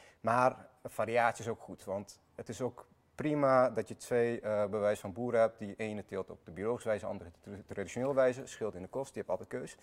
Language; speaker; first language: Dutch; early bilingual, other home language; Armenian